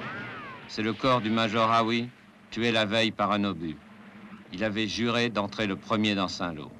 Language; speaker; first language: French; native; French